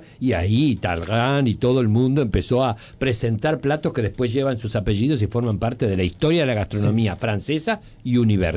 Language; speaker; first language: Spanish; native; Spanish